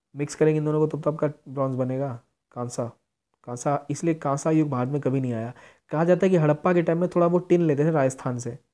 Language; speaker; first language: Hindi; native; Hindi